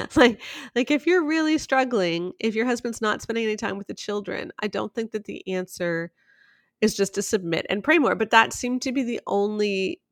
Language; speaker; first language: English; native; English